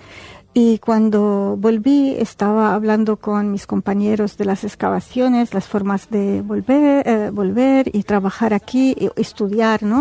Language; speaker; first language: Spanish; non-native, fluent; Arabic